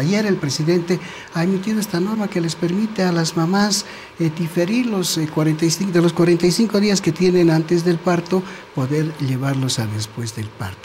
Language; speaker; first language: Spanish; native; Spanish